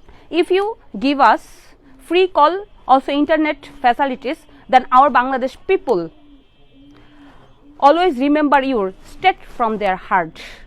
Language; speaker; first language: English; non-native, local second language; Bangla